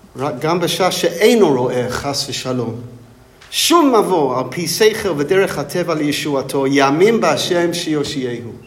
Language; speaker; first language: Hebrew; non-native, fluent; English